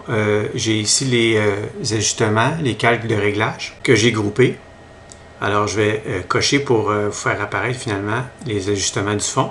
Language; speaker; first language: French; native; French